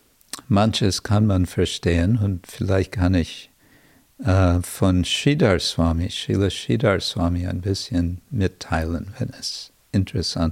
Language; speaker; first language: German; non-native, fluent; English